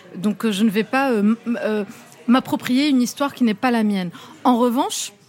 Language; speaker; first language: French; non-native, local second language; Arabic